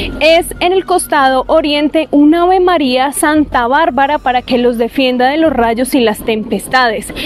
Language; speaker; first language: Spanish; native; Spanish